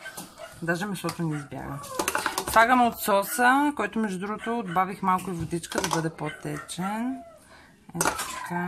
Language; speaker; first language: Bulgarian; native; Bulgarian